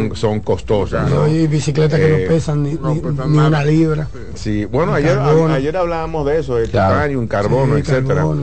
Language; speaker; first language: Spanish; native; Spanish